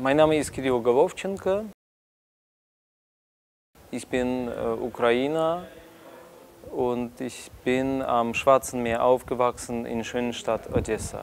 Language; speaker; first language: German; non-native, fluent; Russian